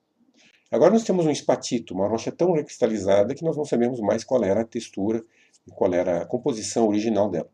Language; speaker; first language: Portuguese; native; Portuguese